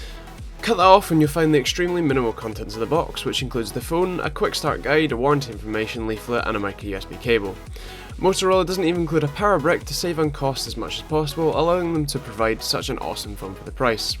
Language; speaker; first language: English; native; English